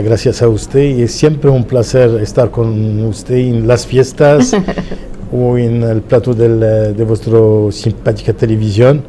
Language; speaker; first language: Spanish; non-native, fluent; Arabic